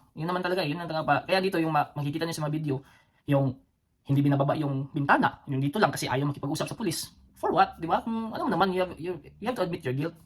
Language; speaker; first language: Filipino; non-native, local second language; Cebuano